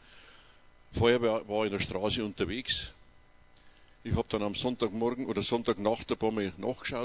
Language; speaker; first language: German; native; German